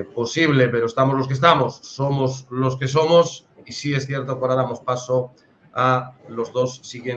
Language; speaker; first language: Spanish; native; Spanish